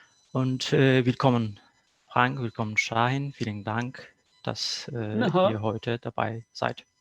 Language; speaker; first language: German; non-native, fluent; Kurdish